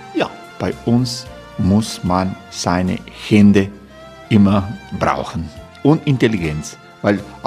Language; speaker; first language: German; non-native, learner; Croatian